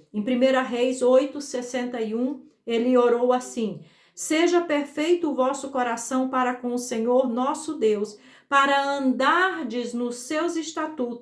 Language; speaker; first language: Portuguese; native; Portuguese